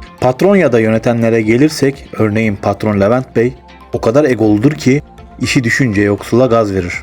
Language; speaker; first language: Turkish; native; Turkish